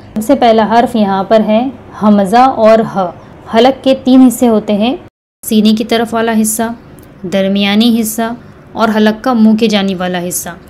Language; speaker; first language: Hindi; native; Hindi